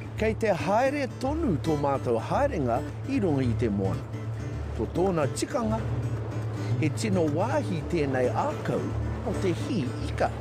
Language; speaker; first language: Māori; non-native, local second language; English